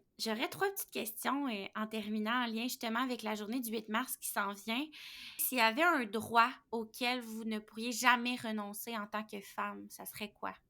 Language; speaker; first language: French; native; French